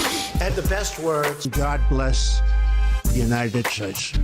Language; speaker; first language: English; native; English